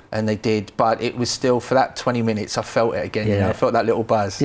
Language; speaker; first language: English; native; English